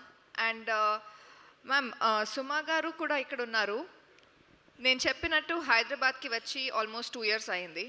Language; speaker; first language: Telugu; non-native, fluent; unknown